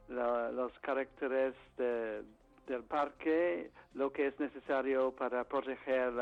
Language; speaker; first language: Spanish; non-native, fluent; English